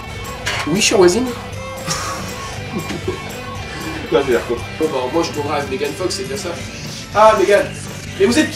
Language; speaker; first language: French; native; French